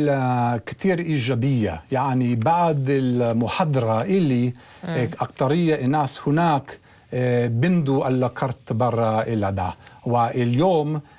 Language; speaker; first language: Arabic; non-native, learner; English